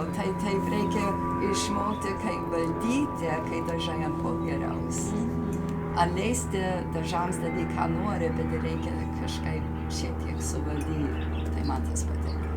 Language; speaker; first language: Lithuanian; early bilingual, heritage; Lithuanian